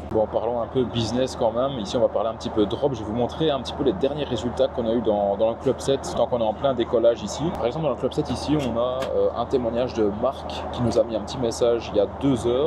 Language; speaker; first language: French; native; French